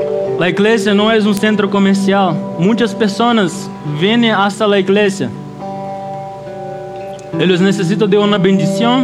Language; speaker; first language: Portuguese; non-native, learner; Spanish